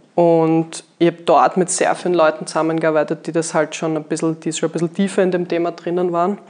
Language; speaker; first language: German; native; German